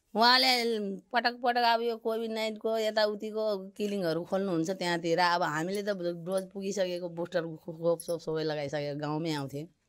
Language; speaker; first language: Nepali; non-native, local second language; Maithili